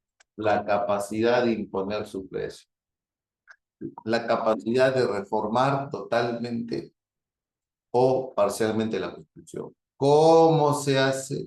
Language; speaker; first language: Spanish; native; Spanish